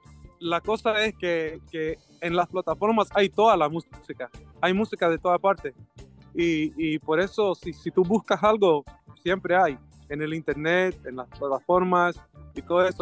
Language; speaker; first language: Spanish; non-native, fluent; Swedish